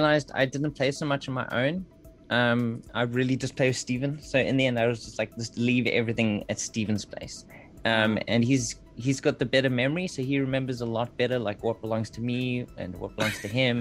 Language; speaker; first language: English; native; English